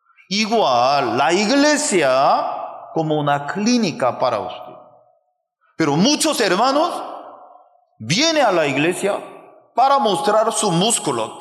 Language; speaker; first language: Spanish; non-native, fluent; Korean